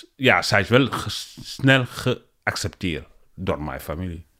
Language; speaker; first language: Dutch; non-native, learner; Wolof